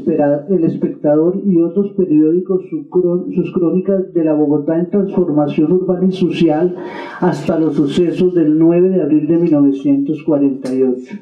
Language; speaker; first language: Spanish; native; Spanish